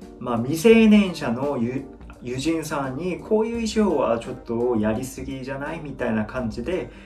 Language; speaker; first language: Japanese; non-native, fluent; Korean